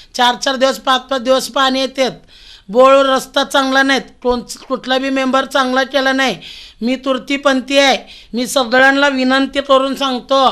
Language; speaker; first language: Marathi; non-native, local second language; Telugu